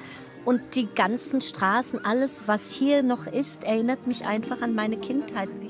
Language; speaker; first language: German; early bilingual, other home language; Portuguese